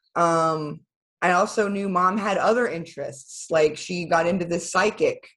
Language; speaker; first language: English; native; English